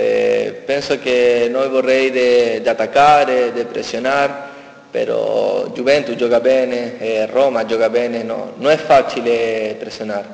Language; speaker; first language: Italian; non-native, learner; Spanish